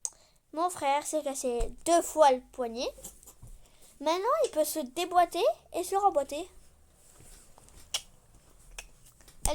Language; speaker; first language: French; native; French